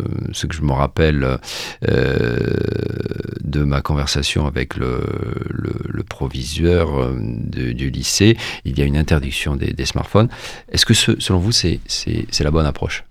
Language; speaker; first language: French; native; French